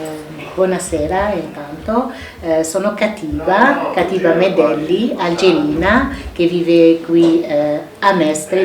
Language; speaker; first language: Italian; non-native, fluent; Arabic